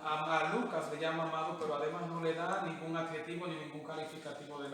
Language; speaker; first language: Spanish; native; Spanish